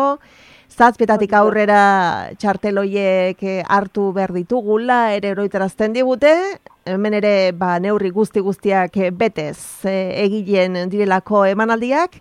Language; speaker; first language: Basque; native; Basque